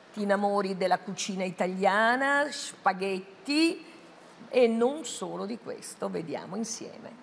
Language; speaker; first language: Italian; native; Italian